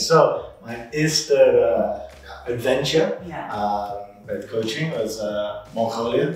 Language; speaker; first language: Dutch; non-native, learner; English